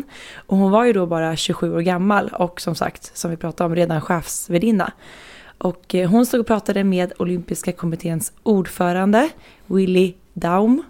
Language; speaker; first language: Swedish; native; Swedish